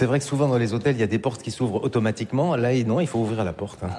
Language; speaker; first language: French; native; French